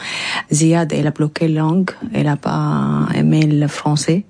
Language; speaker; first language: French; non-native, learner; Arabic